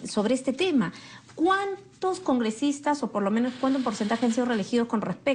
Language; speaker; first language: Spanish; native; Spanish